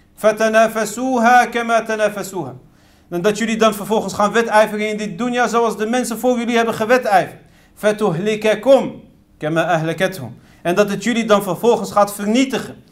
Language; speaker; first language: Dutch; early bilingual, other home language; Riffian